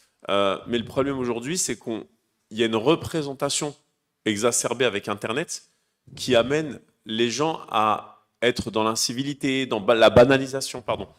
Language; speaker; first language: French; native; French